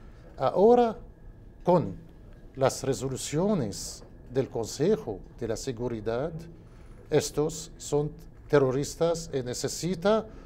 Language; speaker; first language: Spanish; non-native, learner; Arabic